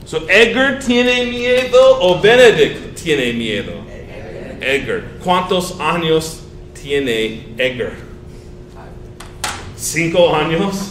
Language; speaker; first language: Spanish; non-native, fluent; English